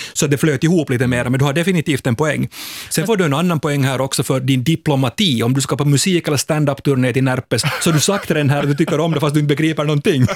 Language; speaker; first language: Swedish; native; Swedish